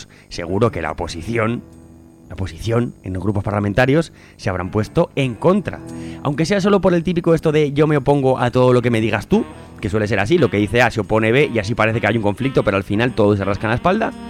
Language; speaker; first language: Spanish; native; Spanish